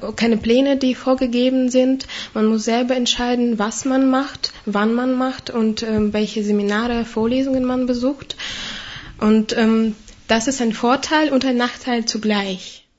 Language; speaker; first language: German; non-native, fluent; Russian